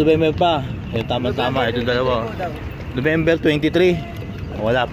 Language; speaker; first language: Filipino; native; Filipino